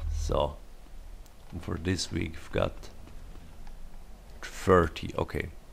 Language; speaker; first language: English; non-native, learner; German